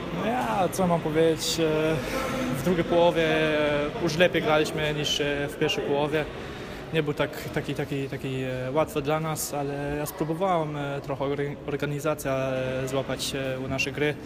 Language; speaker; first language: Polish; early bilingual, heritage; German